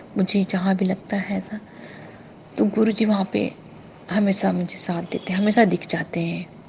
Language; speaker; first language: Hindi; native; Hindi